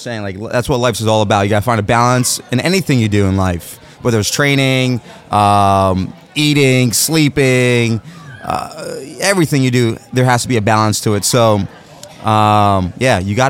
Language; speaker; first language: English; native; English